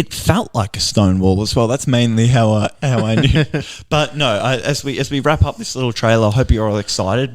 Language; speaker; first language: English; native; English